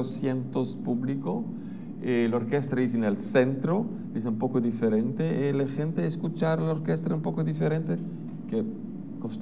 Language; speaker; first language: Spanish; non-native, learner; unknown